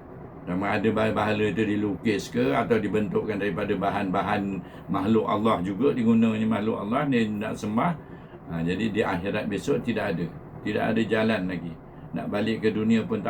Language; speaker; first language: Malay; native; Malay